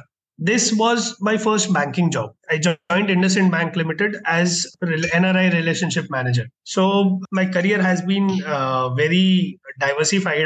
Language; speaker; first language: English; non-native, local second language; Hindi